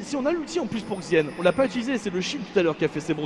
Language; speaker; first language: French; native; French